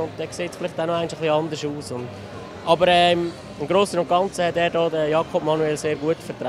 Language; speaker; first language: German; native; German